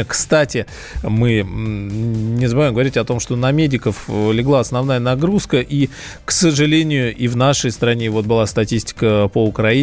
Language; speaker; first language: Russian; native; Russian